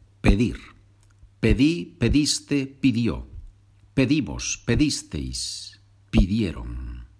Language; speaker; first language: Spanish; non-native, fluent; English